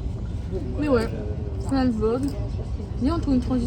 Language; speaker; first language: French; native; French